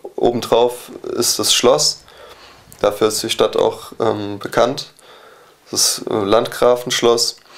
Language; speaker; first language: German; native; German